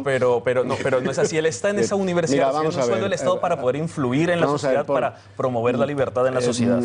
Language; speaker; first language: Spanish; native; Spanish